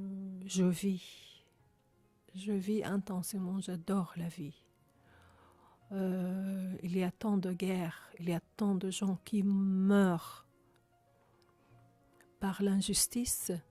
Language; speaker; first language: French; non-native, fluent; Arabic